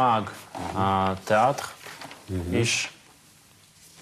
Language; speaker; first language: German; non-native, learner; Russian